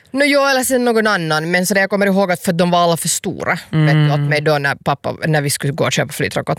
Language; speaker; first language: Swedish; native; Swedish